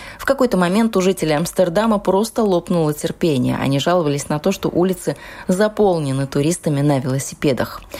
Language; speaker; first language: Russian; native; Russian